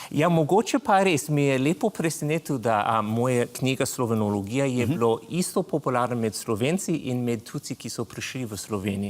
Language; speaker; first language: Slovenian; non-native, fluent; English